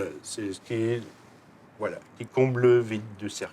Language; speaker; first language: French; native; French